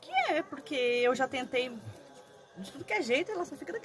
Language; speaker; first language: Portuguese; native; Portuguese